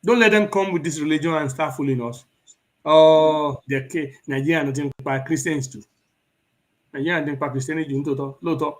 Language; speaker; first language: English; non-native, local second language; Yoruba